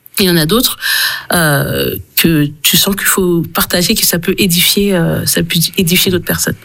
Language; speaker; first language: French; early bilingual, other home language; Haitian Creole